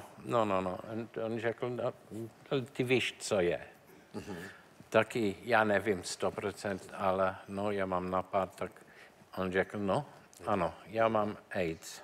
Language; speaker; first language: Czech; non-native, learner; English